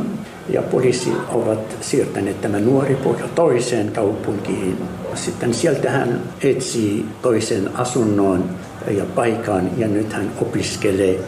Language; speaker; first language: Finnish; non-native, fluent; Arabic